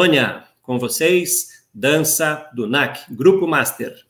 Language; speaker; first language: Portuguese; native; Portuguese